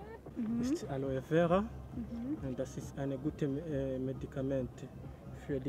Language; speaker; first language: German; non-native, learner; Swahili